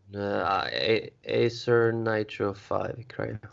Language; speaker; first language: Italian; non-native, learner; Swedish